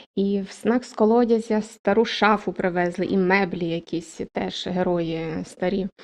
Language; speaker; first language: Ukrainian; native; Ukrainian